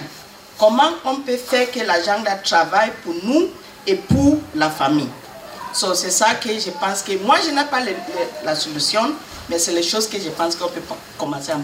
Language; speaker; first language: French; non-native, learner; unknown